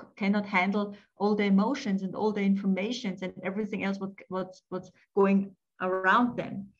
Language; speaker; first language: English; non-native, fluent; German